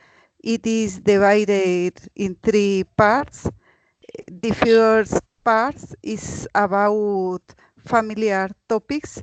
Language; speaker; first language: English; non-native, learner; Spanish